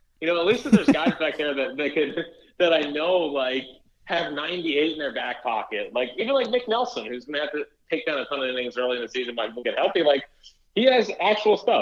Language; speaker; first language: English; native; English